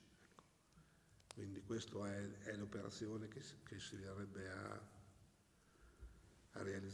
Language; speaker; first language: Italian; native; Italian